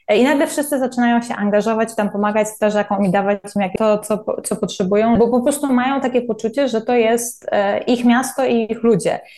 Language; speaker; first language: Polish; native; Polish